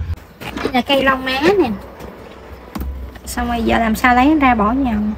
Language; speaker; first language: Vietnamese; native; Vietnamese